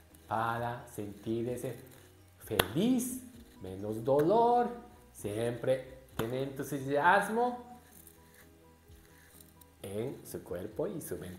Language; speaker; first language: Spanish; non-native, learner; Japanese